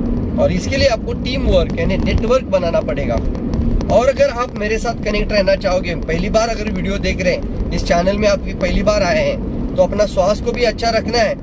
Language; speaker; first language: Hindi; non-native, local second language; Marathi